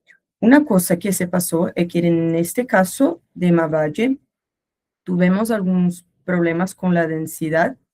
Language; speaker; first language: Spanish; non-native, learner; Portuguese